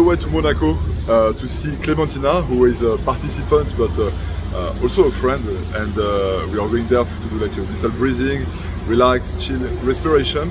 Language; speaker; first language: English; non-native, fluent; French